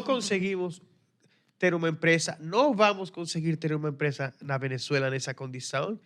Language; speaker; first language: Portuguese; non-native, fluent; Spanish